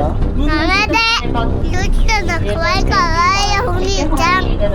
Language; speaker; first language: Japanese; early bilingual, other home language; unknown